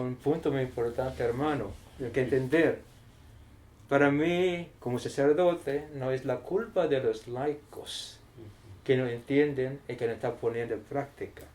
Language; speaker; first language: Spanish; non-native, learner; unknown